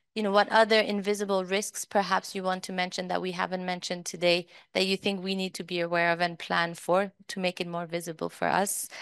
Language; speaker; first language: English; early bilingual, other home language; Persian